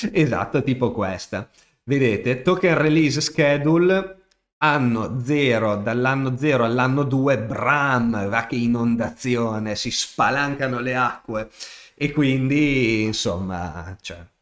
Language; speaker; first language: Italian; native; Italian